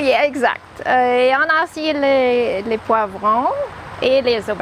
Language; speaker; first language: French; non-native, learner; German